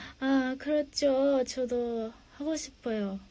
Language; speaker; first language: Korean; non-native, fluent; Japanese